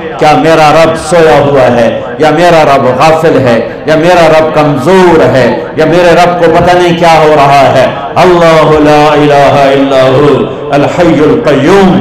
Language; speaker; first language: Urdu; non-native, local second language; Punjabi